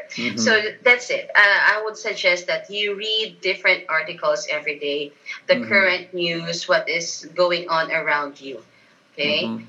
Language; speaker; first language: English; non-native, local second language; Filipino